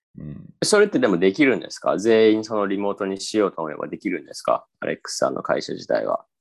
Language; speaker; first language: Japanese; native; Japanese